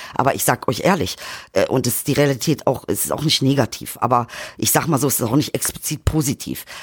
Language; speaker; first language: German; early bilingual, other home language; Turkish